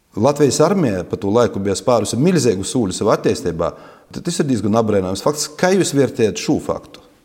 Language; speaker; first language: Latvian; native; Latvian